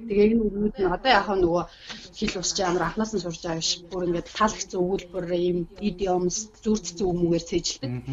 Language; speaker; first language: Mongolian; native; Mongolian